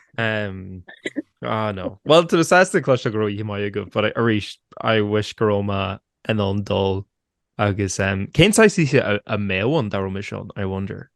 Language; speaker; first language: Irish; native; Irish